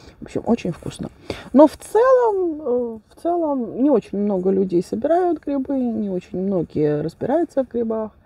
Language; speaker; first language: Russian; native; Russian